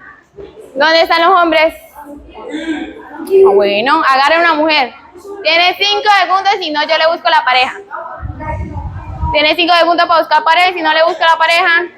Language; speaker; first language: Spanish; native; Spanish